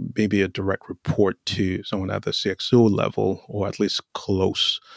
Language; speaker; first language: English; non-native, local second language; Yoruba